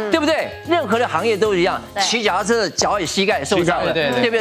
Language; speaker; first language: Chinese; native; Chinese